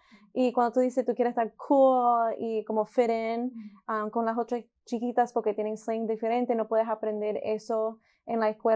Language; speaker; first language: Spanish; early bilingual, heritage; Spanish